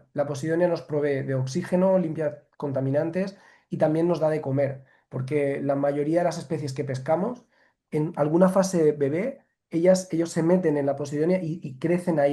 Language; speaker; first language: Spanish; native; Spanish